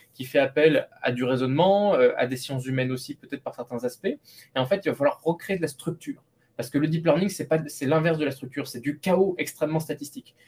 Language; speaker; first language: French; native; French